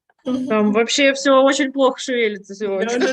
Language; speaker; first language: Russian; native; Russian